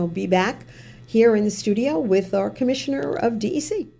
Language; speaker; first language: English; native; English